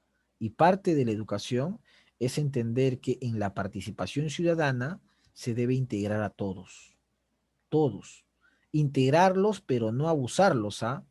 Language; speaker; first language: Spanish; native; Spanish